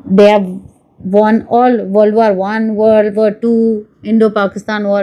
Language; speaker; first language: English; non-native, local second language; Punjabi